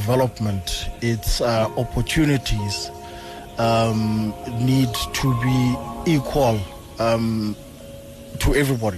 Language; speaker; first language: English; non-native, local second language; Xhosa